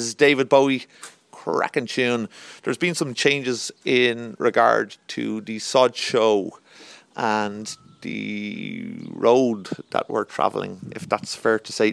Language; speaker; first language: English; native; English